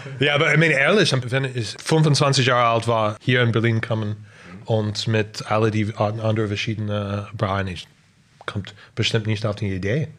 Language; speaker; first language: German; non-native, fluent; English